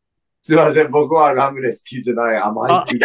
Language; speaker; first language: Japanese; non-native, fluent; English